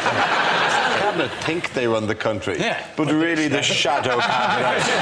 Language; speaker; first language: English; native; English